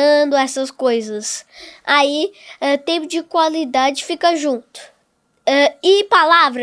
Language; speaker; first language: Portuguese; non-native, local second language; English